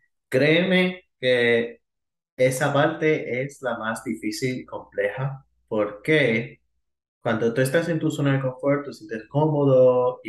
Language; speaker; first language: Spanish; early bilingual, heritage; Spanish